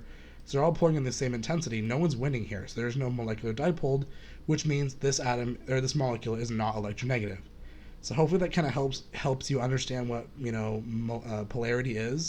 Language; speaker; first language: English; native; English